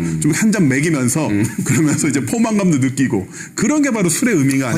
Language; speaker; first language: Korean; native; Korean